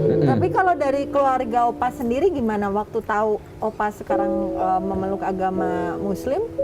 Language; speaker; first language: Indonesian; native; Indonesian